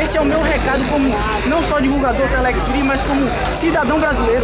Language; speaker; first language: Portuguese; native; Portuguese